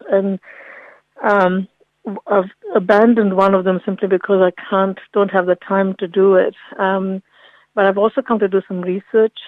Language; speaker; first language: English; native; English